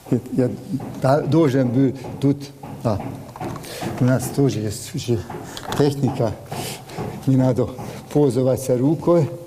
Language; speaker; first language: Russian; non-native, learner; Hungarian